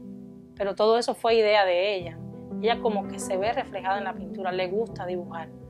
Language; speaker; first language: Spanish; native; Spanish